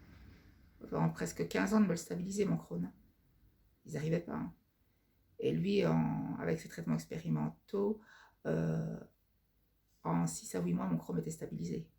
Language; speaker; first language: French; native; French